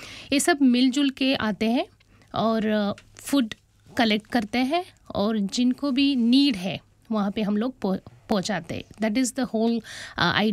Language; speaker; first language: Hindi; non-native, local second language; Kannada